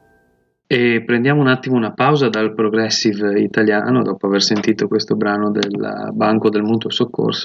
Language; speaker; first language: Italian; native; Italian